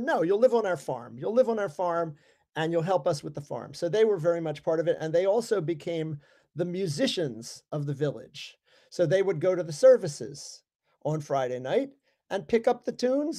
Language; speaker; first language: English; native; English